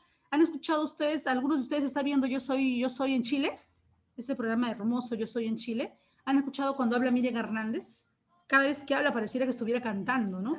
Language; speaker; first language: Spanish; native; Spanish